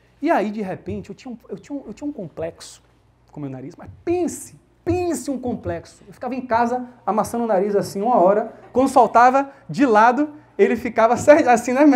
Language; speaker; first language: Portuguese; early bilingual, heritage; Portuguese